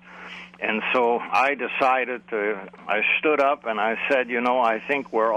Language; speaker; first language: English; native; English